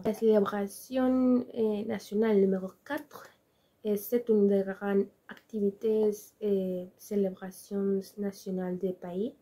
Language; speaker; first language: French; non-native, learner; Spanish